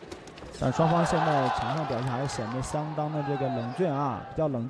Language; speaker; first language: Chinese; native; Chinese